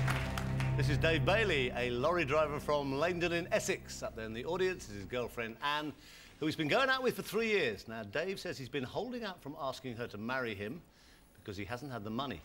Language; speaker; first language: English; native; English